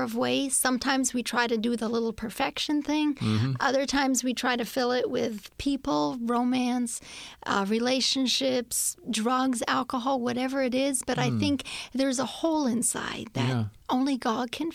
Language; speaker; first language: English; native; English